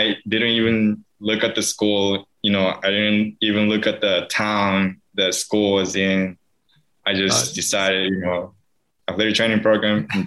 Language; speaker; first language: English; non-native, fluent; Japanese